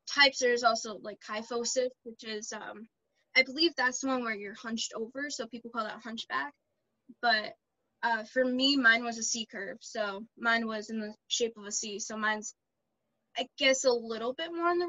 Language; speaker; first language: English; native; English